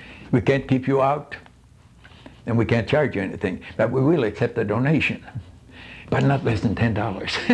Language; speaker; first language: English; non-native, fluent; Swedish